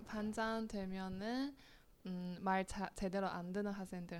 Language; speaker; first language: Korean; non-native, fluent; Chinese